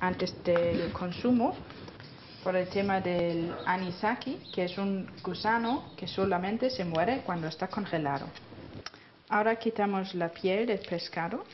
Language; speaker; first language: Spanish; non-native, fluent; German